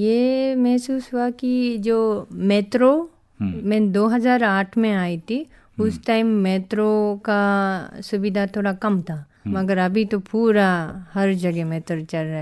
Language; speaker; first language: Hindi; non-native, fluent; Japanese